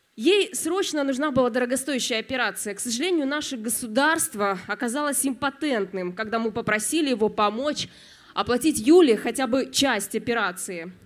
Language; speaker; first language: Russian; native; Russian